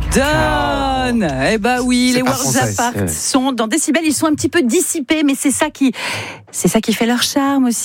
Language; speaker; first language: French; native; French